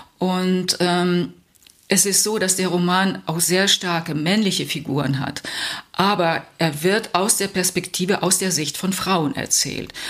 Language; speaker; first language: German; early bilingual, heritage; Plautdietsch